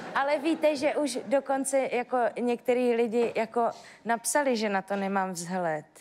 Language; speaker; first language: Czech; native; Czech